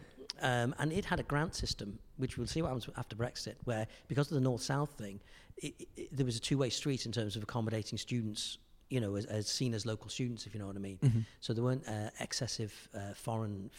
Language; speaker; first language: English; native; English